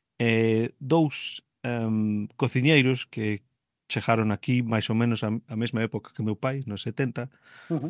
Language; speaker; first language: Galician; early bilingual, heritage; Galician